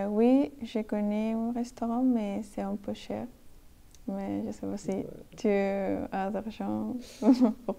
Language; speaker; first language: French; non-native, learner; Spanish